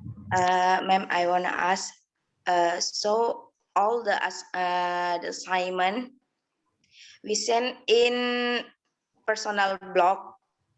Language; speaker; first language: English; non-native, learner; Indonesian